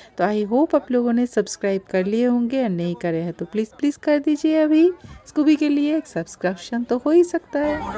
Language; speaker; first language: Hindi; non-native, local second language; Bangla